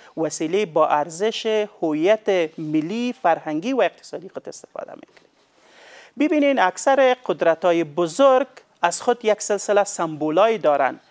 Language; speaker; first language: Persian; native; Persian